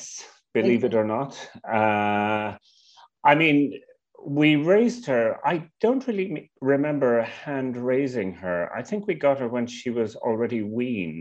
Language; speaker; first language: English; native; English